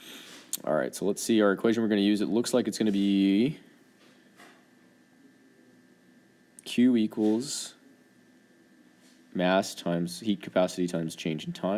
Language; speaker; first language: English; native; English